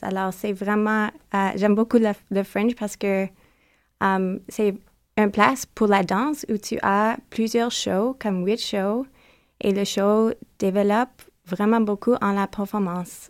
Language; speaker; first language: French; non-native, learner; English